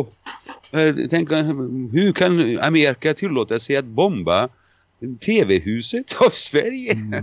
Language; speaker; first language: Swedish; non-native, fluent; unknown